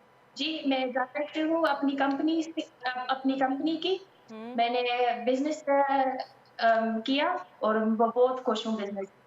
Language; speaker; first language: Hindi; early bilingual, heritage; Sindhi